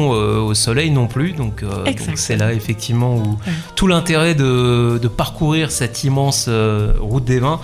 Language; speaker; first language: French; native; French